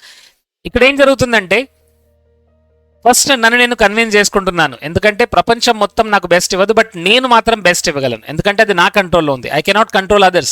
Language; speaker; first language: Telugu; native; Telugu